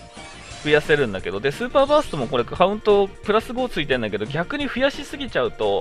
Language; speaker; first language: Japanese; native; Japanese